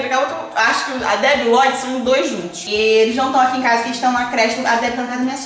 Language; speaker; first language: Portuguese; native; Portuguese